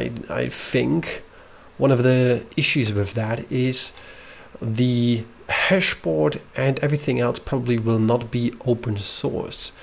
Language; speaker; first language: English; non-native, fluent; German